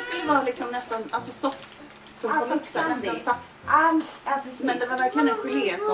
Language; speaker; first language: Swedish; non-native, learner; Japanese